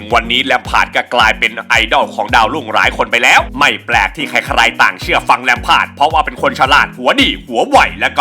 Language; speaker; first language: Thai; native; Thai